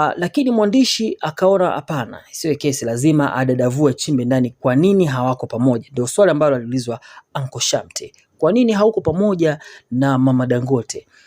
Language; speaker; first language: Swahili; native; Swahili